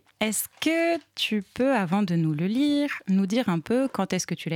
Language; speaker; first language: French; native; French